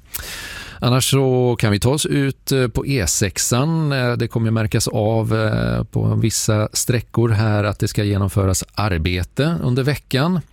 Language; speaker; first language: Swedish; native; Swedish